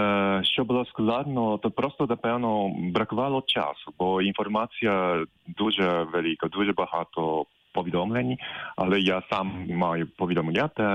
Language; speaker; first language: Ukrainian; non-native, fluent; Japanese